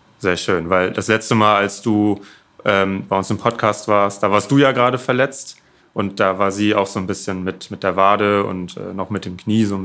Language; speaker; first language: German; native; German